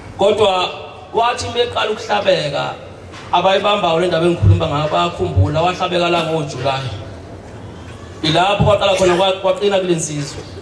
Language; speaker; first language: Zulu; native; Zulu